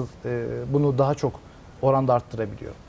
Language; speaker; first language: Turkish; native; Turkish